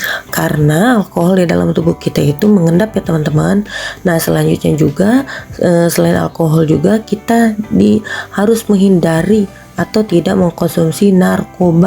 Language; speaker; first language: Indonesian; native; Indonesian